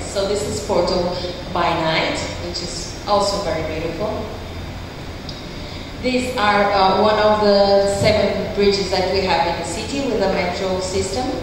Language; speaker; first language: English; non-native, fluent; Portuguese